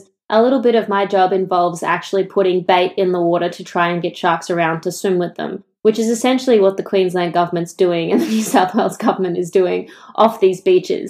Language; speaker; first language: English; native; English